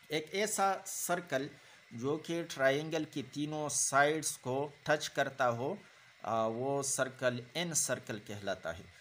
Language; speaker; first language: Urdu; non-native, local second language; Pashto